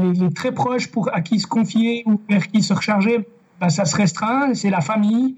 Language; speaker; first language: French; native; French